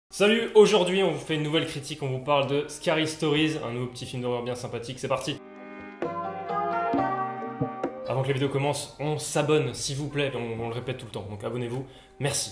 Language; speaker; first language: French; native; French